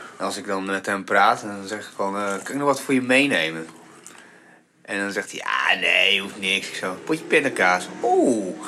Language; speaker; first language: Dutch; early bilingual, other home language; Bulgarian